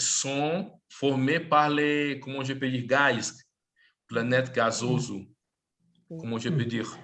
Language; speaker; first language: French; non-native, learner; Portuguese